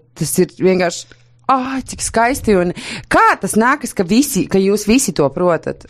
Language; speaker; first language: Latvian; native; Latvian